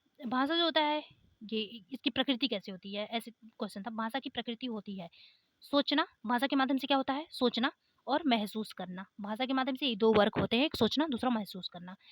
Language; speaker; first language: Hindi; native; Hindi